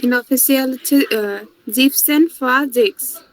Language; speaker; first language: German; non-native, learner; Bangla